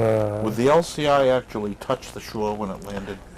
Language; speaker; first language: English; native; English